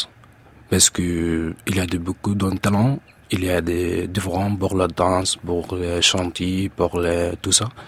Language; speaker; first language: French; non-native, learner; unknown